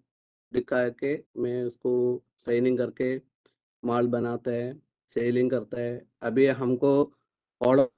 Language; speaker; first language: Hindi; non-native, local second language; Malayalam